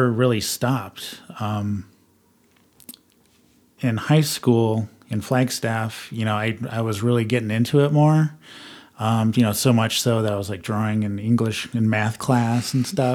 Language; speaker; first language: English; native; English